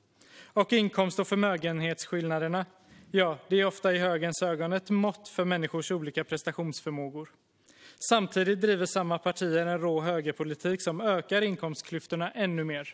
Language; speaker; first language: Swedish; native; Swedish